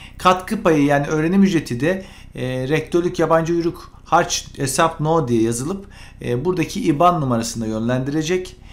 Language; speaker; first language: Turkish; native; Turkish